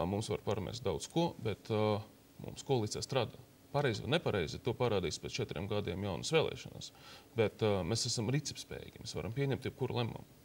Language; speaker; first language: Latvian; non-native, local second language; Russian